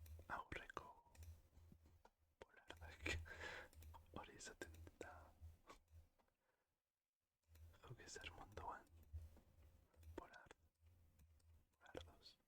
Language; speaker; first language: Basque; non-native, learner; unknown